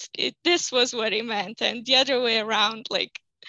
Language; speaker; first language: English; non-native, fluent; Portuguese